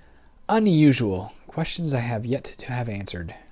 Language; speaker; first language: English; native; English